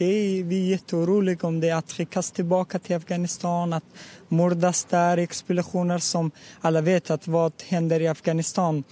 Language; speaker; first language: Swedish; non-native, learner; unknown